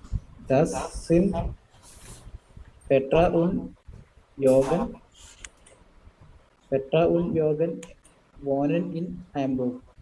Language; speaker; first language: German; non-native, learner; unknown